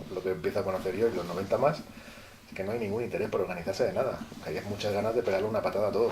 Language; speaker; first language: Spanish; native; Spanish